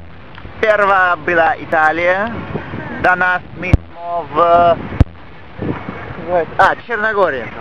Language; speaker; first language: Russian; early bilingual, heritage; Russian